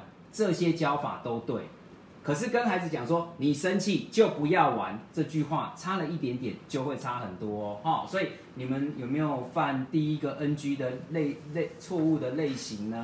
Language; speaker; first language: Chinese; native; Chinese